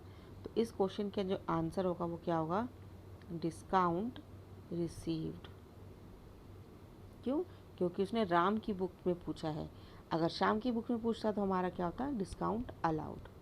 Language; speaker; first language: Hindi; native; Hindi